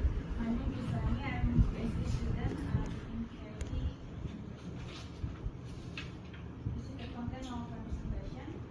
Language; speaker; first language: English; non-native, fluent; Indonesian